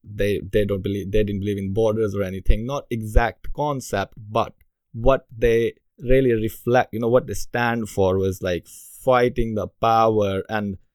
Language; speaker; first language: English; non-native, local second language; Urdu